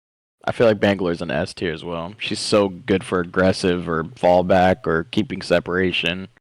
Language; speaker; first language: English; native; English